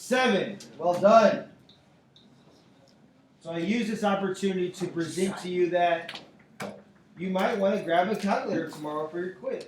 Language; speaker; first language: English; native; English